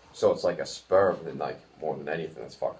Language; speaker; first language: English; native; English